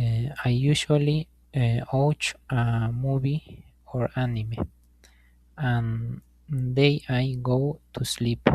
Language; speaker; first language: English; non-native, learner; Spanish